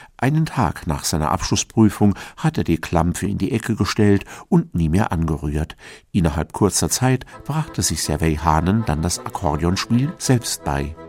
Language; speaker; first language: German; native; German